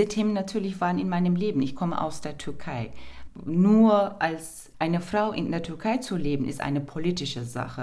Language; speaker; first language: German; non-native, fluent; Turkish